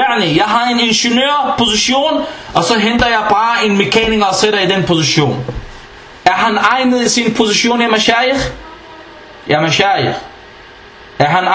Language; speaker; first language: Danish; non-native, fluent; Arabic